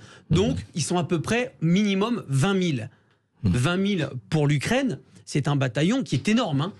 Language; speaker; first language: French; native; French